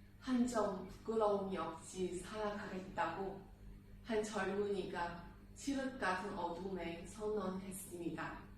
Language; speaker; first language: Korean; non-native, fluent; Chinese